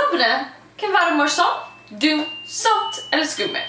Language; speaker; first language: Norwegian; non-native, learner; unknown